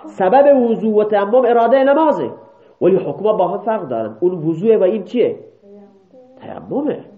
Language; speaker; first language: Persian; non-native, local second language; Baluchi